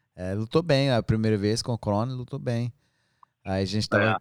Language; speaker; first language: Portuguese; non-native, learner; English